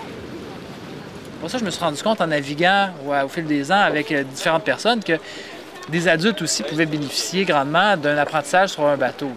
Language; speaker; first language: French; native; French